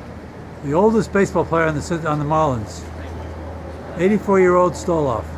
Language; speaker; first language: English; native; English